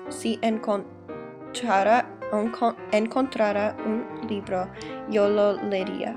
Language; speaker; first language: Spanish; non-native, learner; English